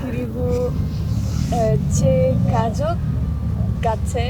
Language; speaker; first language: Korean; non-native, learner; French